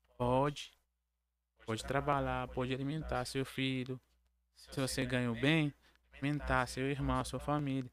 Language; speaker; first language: Portuguese; non-native, learner; Arabic